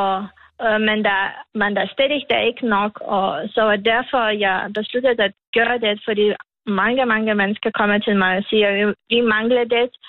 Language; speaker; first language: Danish; non-native, learner; Lithuanian